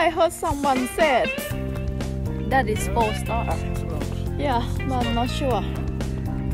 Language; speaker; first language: English; non-native, learner; Thai